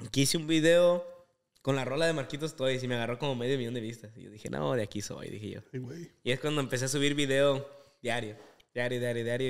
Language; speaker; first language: Spanish; native; Spanish